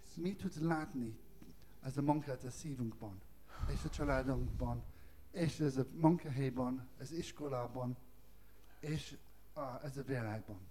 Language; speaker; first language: Hungarian; non-native, learner; English